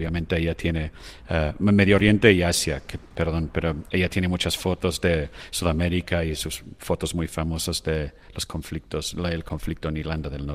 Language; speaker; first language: Spanish; non-native, fluent; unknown